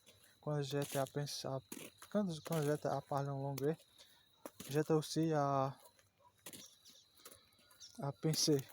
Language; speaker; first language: French; non-native, learner; Portuguese